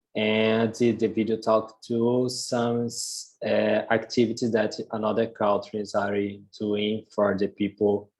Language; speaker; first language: English; non-native, learner; Portuguese